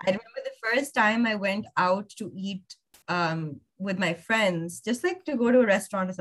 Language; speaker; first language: English; non-native, local second language; Urdu